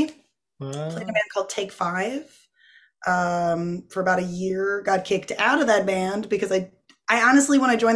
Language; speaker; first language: English; native; English